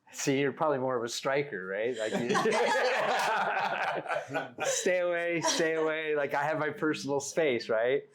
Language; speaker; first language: English; non-native, learner; Spanish